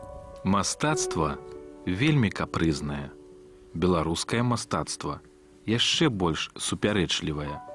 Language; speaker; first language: Belarusian; native; Belarusian